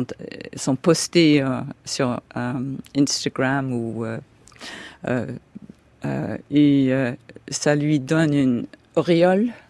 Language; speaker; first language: French; non-native, fluent; English